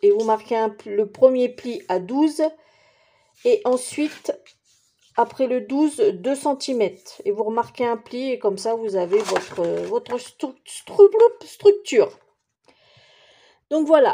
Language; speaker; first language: French; native; French